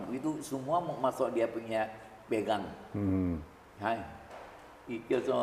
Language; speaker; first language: Indonesian; early bilingual, other home language; Min Nan Chinese